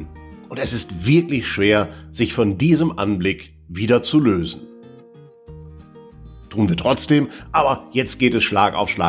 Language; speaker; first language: German; native; German